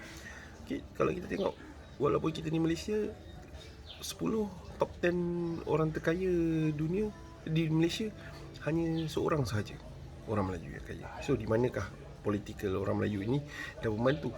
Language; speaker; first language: Malay; native; Malay